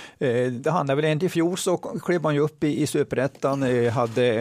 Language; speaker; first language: Swedish; native; Swedish